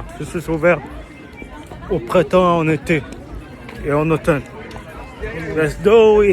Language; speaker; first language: French; native; French